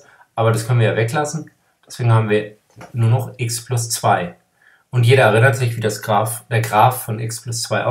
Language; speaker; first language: German; native; German